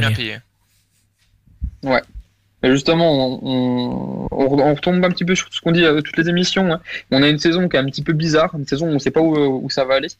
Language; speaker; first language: French; native; French